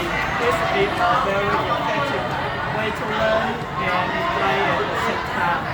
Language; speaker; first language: English; non-native, learner; Vietnamese